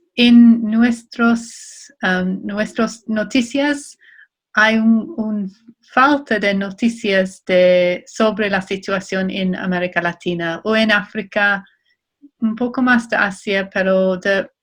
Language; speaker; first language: Spanish; non-native, fluent; English